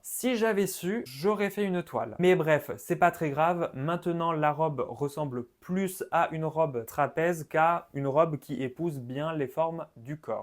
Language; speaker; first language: French; native; French